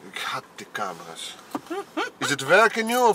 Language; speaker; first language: Dutch; non-native, learner; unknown